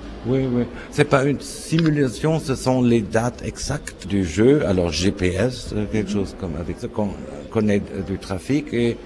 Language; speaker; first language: French; non-native, fluent; German